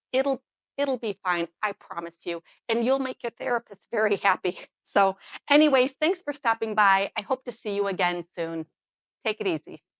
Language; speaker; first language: English; native; English